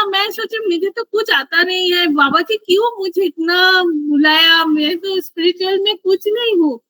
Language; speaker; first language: Hindi; non-native, local second language; Bangla